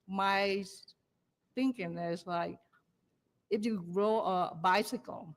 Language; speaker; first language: English; non-native, learner; Vietnamese